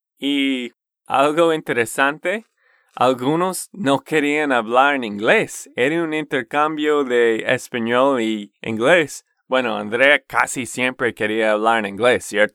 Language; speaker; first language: Spanish; non-native, fluent; English